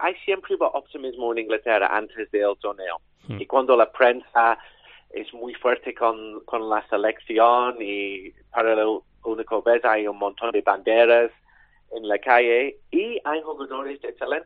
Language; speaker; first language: Spanish; non-native, learner; English